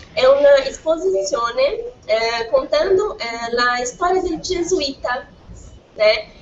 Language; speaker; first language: Italian; non-native, learner; Portuguese